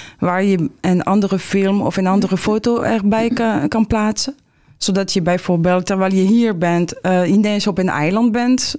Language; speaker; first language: Dutch; non-native, fluent; French